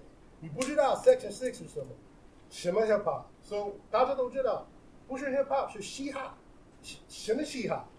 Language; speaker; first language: Chinese; non-native, learner; English